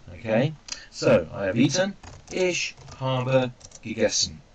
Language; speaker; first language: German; non-native, fluent; English